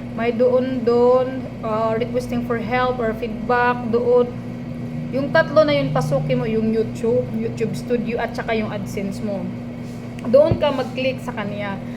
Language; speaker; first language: Filipino; non-native, local second language; Cebuano